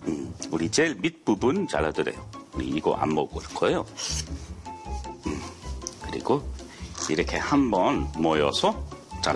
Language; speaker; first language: Korean; non-native, learner; English